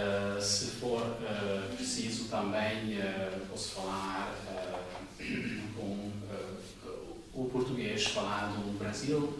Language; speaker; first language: Portuguese; non-native, fluent; Hungarian